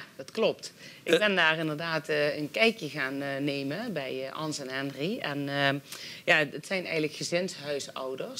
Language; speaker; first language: Dutch; native; Dutch